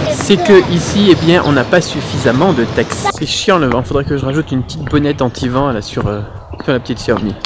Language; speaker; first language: French; native; French